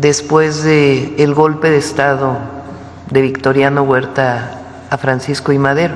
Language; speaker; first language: Spanish; native; Spanish